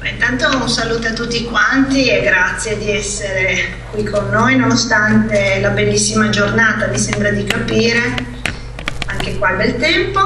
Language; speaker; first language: Italian; native; Italian